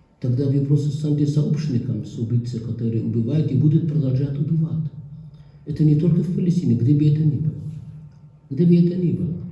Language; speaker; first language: Russian; non-native, fluent; Arabic